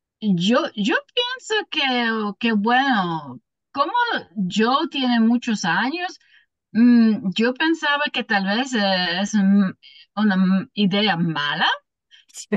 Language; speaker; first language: Spanish; non-native, learner; English